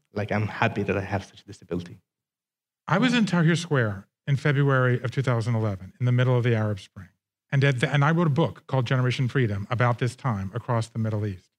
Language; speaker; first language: English; non-native, fluent; Arabic